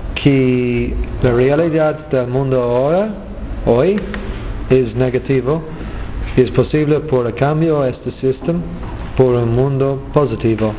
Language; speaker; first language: Spanish; non-native, learner; English